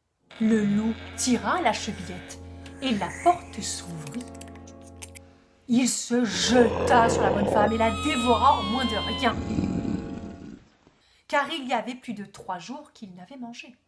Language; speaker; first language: French; native; French